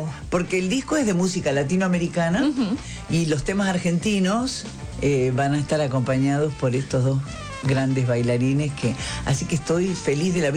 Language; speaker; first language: Spanish; native; Spanish